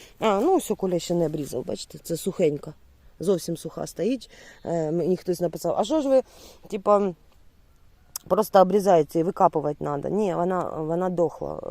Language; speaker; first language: Ukrainian; non-native, local second language; Russian